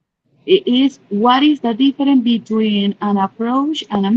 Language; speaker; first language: English; non-native, learner; Spanish